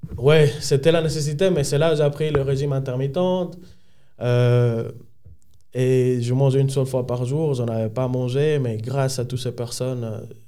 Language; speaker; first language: French; non-native, fluent; Spanish